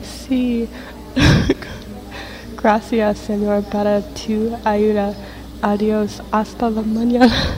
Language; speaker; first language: Spanish; non-native, learner; English